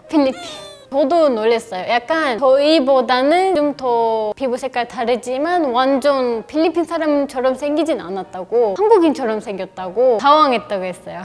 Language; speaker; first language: Korean; non-native, fluent; Turkish